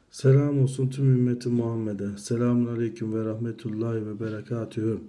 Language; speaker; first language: Turkish; native; Turkish